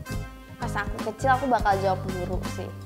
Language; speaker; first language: Indonesian; native; Indonesian